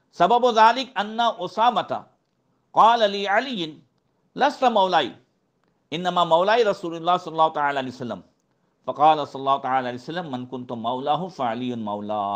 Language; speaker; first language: Hindi; native; Hindi